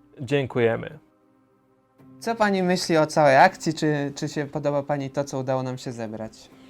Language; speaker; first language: Polish; native; Polish